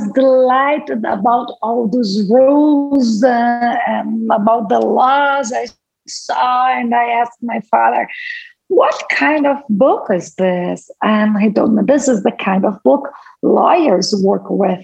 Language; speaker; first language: English; non-native, fluent; Portuguese